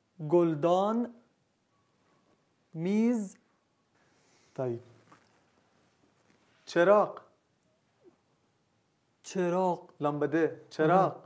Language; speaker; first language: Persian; non-native, learner; Arabic